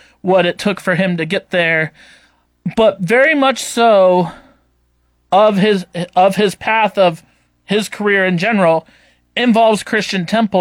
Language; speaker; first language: English; native; English